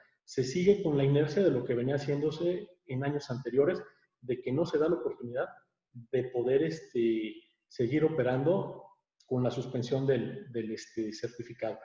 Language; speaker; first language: Spanish; native; Spanish